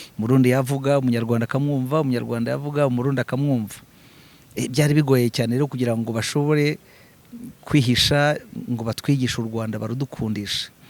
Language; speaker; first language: Kinyarwanda; early bilingual, heritage; Kinyarwanda